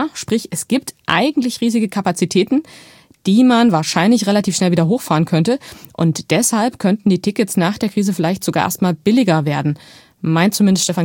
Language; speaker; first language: German; native; German